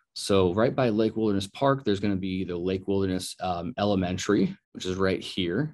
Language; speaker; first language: English; native; English